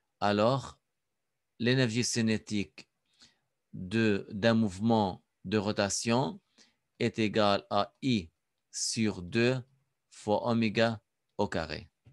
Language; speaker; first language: French; non-native, local second language; Arabic